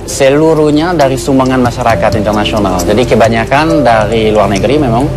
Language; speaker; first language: Indonesian; non-native, fluent; French